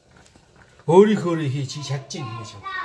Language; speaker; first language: Mongolian; native; Mongolian